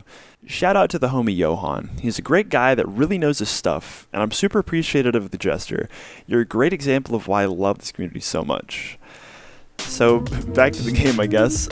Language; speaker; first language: English; native; English